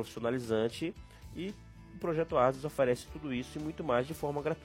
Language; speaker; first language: Portuguese; native; Portuguese